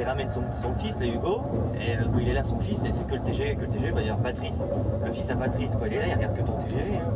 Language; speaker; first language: French; native; French